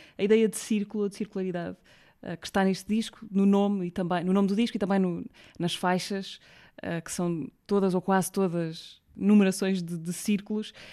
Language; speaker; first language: Portuguese; native; Portuguese